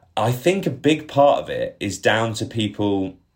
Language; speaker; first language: English; native; English